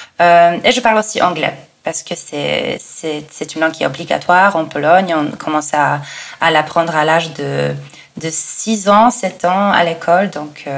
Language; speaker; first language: French; non-native, fluent; Polish